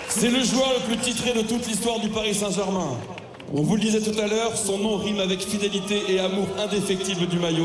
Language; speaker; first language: French; native; French